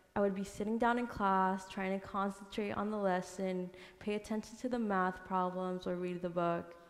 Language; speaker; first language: English; early bilingual, other home language; Spanish